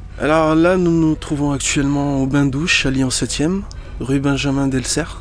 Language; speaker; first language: French; early bilingual, other home language; Arabic